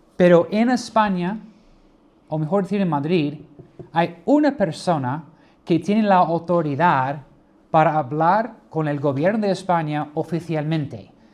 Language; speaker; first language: Spanish; non-native, fluent; English